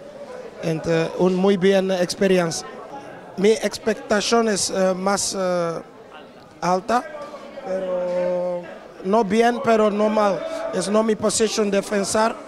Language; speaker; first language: Spanish; non-native, learner; Dutch